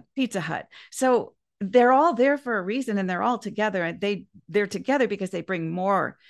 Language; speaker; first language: English; native; English